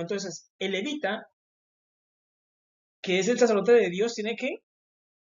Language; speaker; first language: Spanish; native; Spanish